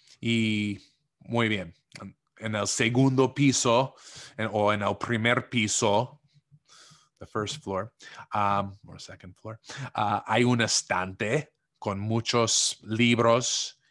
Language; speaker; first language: Spanish; non-native, fluent; English